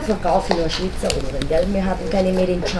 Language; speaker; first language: German; non-native, fluent; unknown